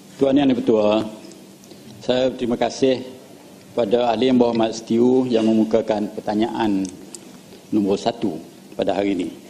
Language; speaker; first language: Malay; native; Malay